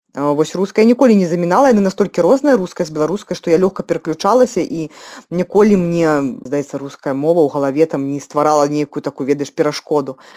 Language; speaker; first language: Belarusian; non-native, local second language; Russian